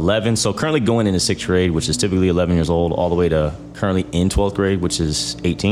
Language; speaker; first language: English; native; English